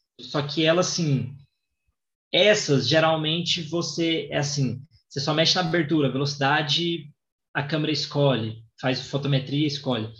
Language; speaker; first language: Portuguese; native; Portuguese